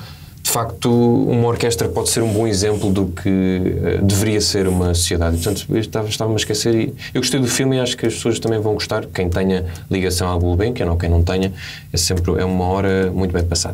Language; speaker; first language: Portuguese; native; Portuguese